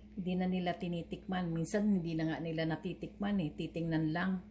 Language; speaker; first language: Filipino; non-native, local second language; Bikol